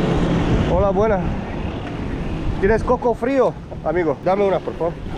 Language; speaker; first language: Spanish; non-native, learner; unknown